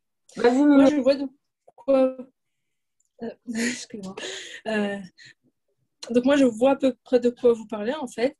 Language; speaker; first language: French; native; French